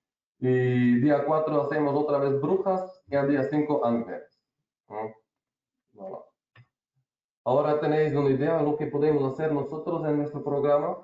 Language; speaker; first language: Spanish; non-native, learner; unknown